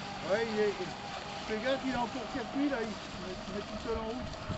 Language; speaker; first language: French; native; French